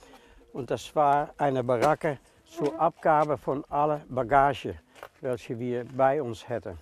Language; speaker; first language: German; non-native, fluent; Dutch